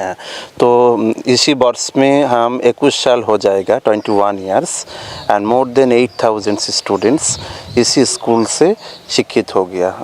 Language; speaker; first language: Hindi; non-native, local second language; Bangla